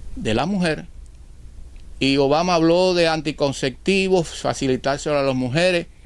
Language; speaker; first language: Spanish; native; Spanish